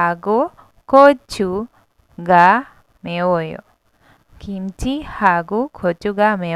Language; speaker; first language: Korean; non-native, learner; Hindi